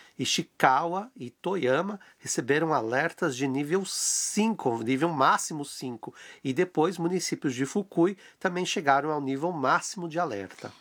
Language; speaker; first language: Portuguese; native; Portuguese